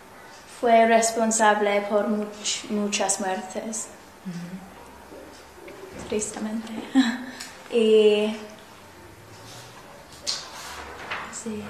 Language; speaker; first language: Spanish; non-native, learner; English